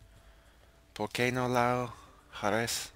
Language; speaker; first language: Spanish; non-native, learner; English